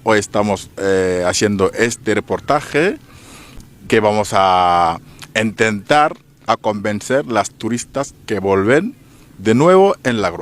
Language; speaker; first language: Spanish; non-native, fluent; Wolof